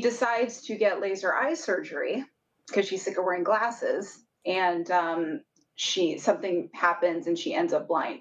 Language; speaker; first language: English; native; English